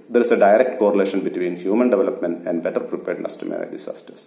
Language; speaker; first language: English; non-native, local second language; Malayalam